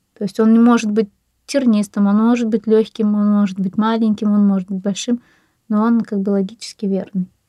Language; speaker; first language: Russian; native; Russian